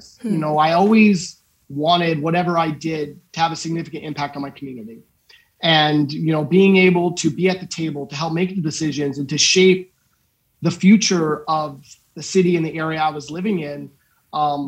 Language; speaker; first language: English; native; English